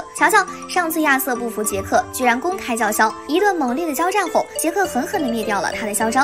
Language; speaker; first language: Chinese; native; Chinese